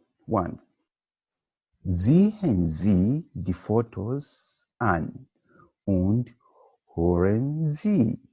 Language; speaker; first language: German; non-native, learner; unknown